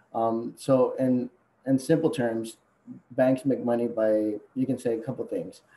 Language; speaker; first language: English; non-native, fluent; Spanish